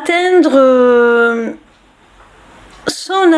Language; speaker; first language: French; native; French